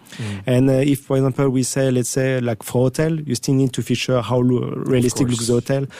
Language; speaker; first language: English; non-native, fluent; French